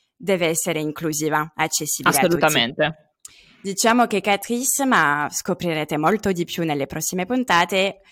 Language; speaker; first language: Italian; non-native, fluent; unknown